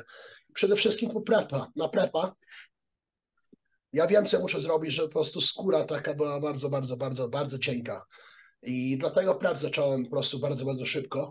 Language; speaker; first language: Polish; early bilingual, heritage; Polish